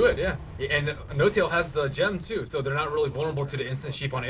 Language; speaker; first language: English; native; English